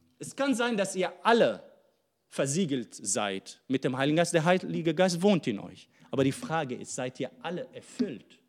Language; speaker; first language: German; non-native, fluent; Arabic